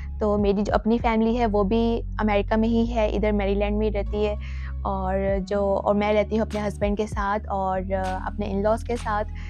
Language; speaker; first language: Urdu; native; Urdu